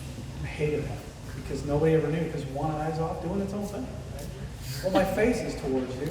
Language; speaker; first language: English; native; English